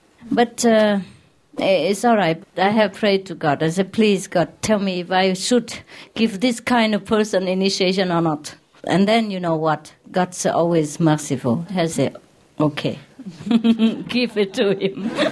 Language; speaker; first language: English; non-native, fluent; Vietnamese